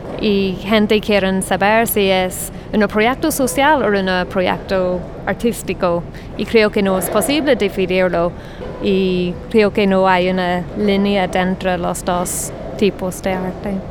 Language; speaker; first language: Spanish; non-native, fluent; English